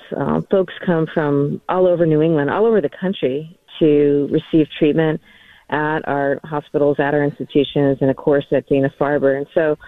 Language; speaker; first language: English; native; English